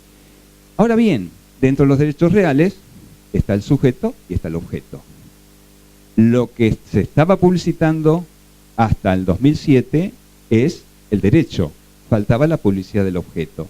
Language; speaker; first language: Spanish; native; Spanish